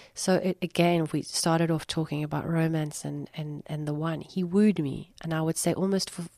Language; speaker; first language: English; native; English